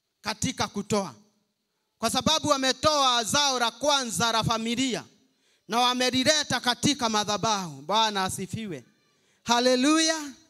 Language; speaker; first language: Swahili; non-native, local second language; Kikuyu